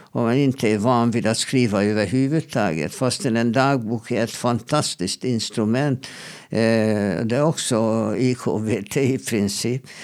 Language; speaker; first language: Swedish; non-native, fluent; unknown